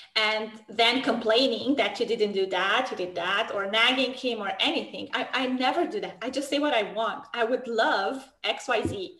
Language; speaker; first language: English; non-native, fluent; Romanian